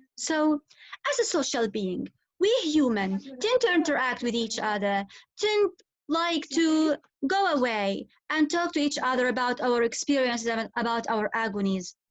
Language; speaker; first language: English; non-native, fluent; Arabic